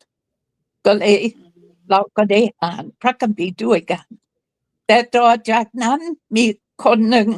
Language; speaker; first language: Thai; non-native, fluent; English